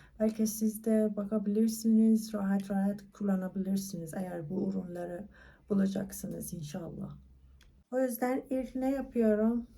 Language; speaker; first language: Turkish; non-native, learner; Persian